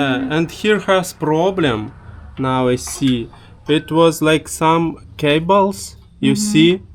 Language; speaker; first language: English; non-native, learner; Russian